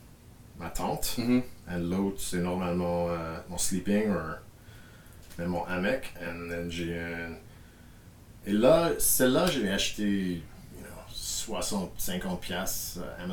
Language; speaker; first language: French; non-native, fluent; English